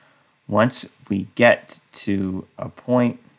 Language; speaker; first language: English; native; English